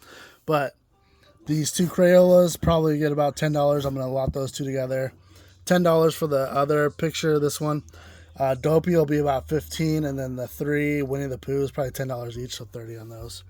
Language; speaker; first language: English; native; English